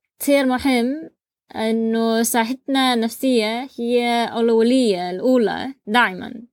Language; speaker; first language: Arabic; non-native, learner; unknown